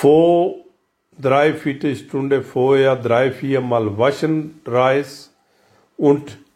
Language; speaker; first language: German; non-native, learner; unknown